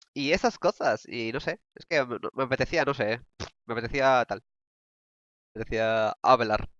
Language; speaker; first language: Spanish; native; Spanish